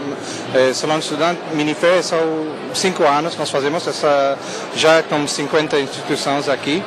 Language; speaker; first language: Portuguese; non-native, fluent; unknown